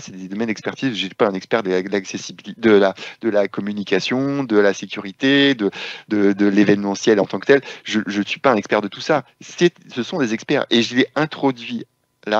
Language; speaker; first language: French; native; French